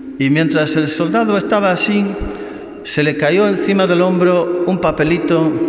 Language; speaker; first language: Spanish; non-native, fluent; English